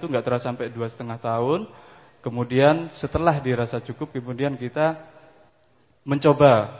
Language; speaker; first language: Indonesian; non-native, local second language; Madurese